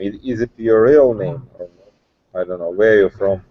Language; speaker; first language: English; non-native, learner; Russian